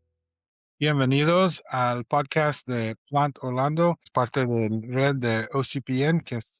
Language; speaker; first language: Spanish; non-native, fluent; English